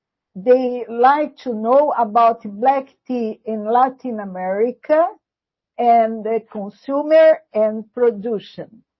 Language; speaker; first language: English; non-native, learner; Portuguese